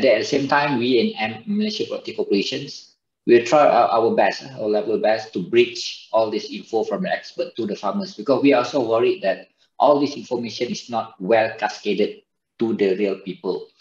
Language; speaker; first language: English; non-native, local second language; Malay